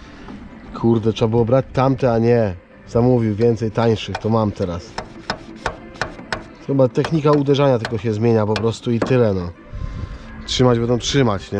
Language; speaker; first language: Polish; native; Polish